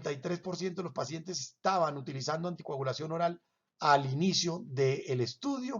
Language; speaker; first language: Spanish; native; Spanish